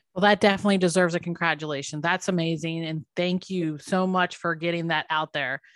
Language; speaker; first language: English; native; English